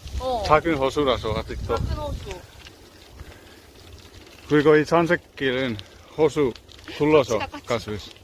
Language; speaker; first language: Korean; non-native, learner; Finnish